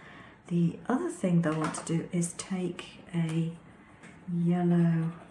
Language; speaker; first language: English; native; English